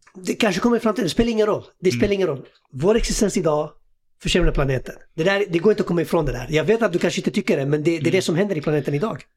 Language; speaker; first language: Swedish; early bilingual, other home language; Assyrian Neo-Aramaic